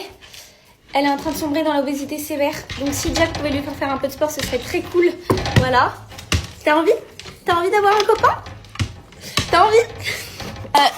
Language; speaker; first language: French; native; French